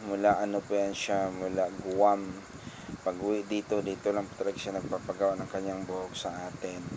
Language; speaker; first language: Filipino; non-native, local second language; Cebuano